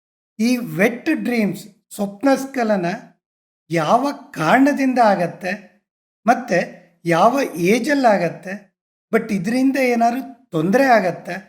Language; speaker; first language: Kannada; native; Kannada